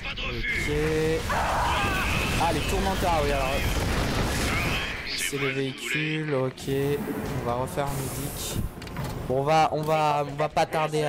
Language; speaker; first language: French; native; French